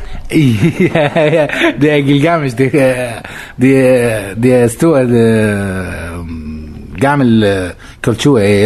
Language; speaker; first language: Danish; non-native, learner; Arabic